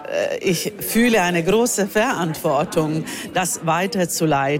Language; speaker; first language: German; non-native, fluent; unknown